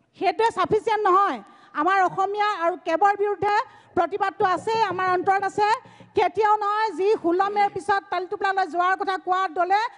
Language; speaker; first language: Assamese; native; Assamese